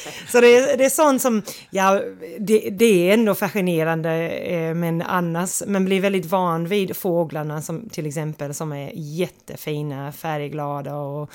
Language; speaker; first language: Swedish; non-native, fluent; English